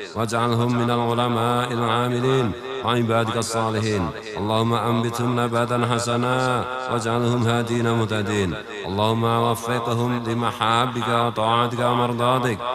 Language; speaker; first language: Arabic; non-native, fluent; Indonesian